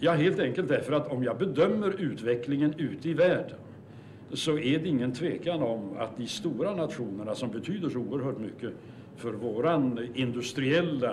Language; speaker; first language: Swedish; native; Swedish